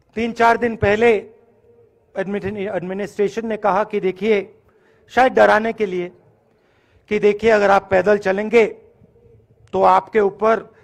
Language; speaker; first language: Hindi; native; Hindi